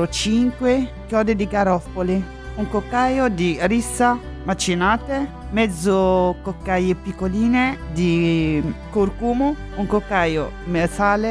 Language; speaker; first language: Italian; non-native, local second language; Arabic